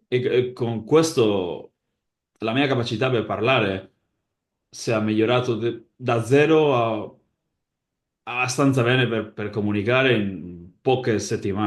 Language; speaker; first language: Italian; non-native, learner; Spanish